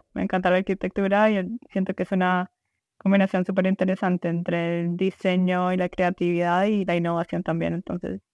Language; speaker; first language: Spanish; early bilingual, heritage; Spanish